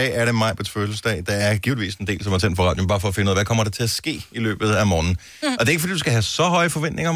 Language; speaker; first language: Danish; native; Danish